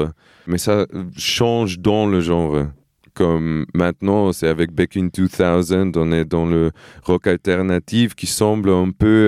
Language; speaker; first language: French; non-native, fluent; Portuguese